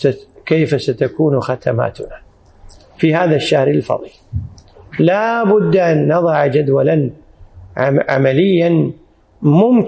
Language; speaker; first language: Arabic; native; Arabic